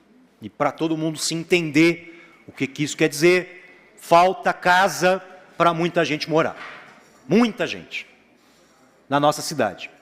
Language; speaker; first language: Portuguese; native; Portuguese